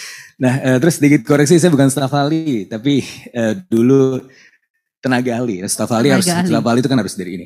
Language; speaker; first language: Indonesian; native; Indonesian